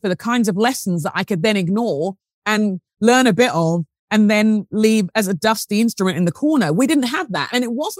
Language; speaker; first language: English; native; English